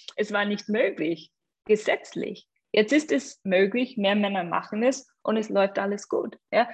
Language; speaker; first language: German; non-native, fluent; English